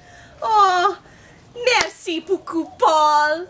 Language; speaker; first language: French; non-native, learner; English